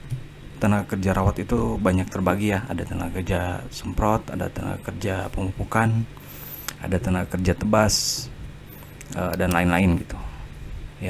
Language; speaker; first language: Indonesian; native; Indonesian